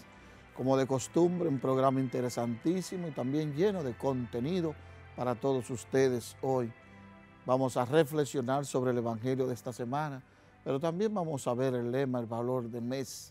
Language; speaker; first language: Spanish; native; Spanish